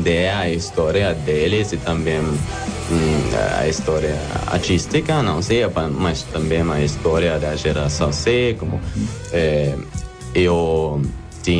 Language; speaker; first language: Portuguese; non-native, learner; German